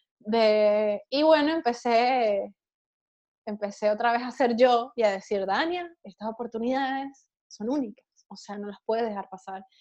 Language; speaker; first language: Spanish; native; Spanish